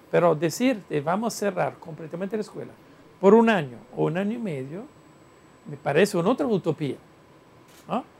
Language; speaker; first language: Spanish; non-native, fluent; Italian